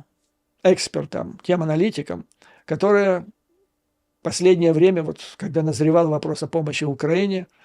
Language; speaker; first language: Russian; native; Russian